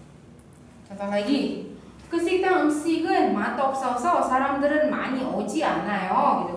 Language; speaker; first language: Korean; non-native, fluent; Indonesian